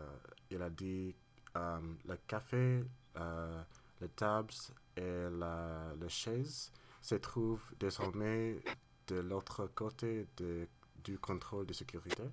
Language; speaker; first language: French; non-native, learner; English